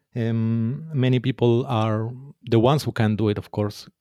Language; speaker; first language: English; non-native, fluent; Spanish